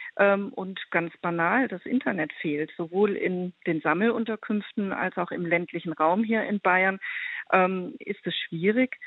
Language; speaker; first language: German; native; German